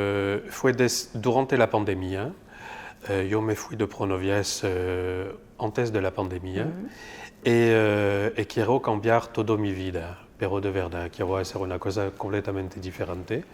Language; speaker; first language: Spanish; non-native, fluent; French